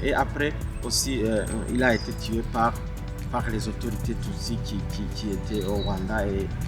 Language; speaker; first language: French; non-native, local second language; Kinyarwanda